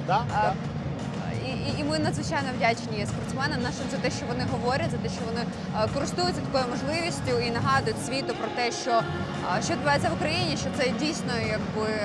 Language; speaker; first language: Ukrainian; native; Ukrainian